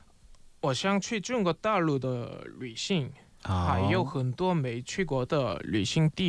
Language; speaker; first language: Chinese; non-native, learner; Korean